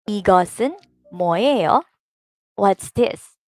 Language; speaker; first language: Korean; non-native, fluent; Filipino